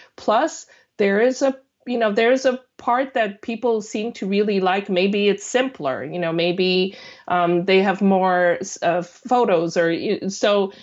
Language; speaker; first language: English; non-native, fluent; Korean